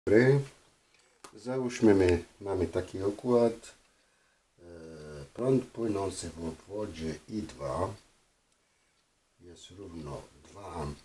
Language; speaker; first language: Polish; non-native, fluent; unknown